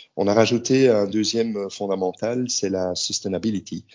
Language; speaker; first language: French; native; French